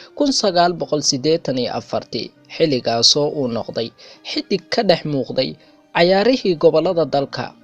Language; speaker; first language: Somali; non-native, local second language; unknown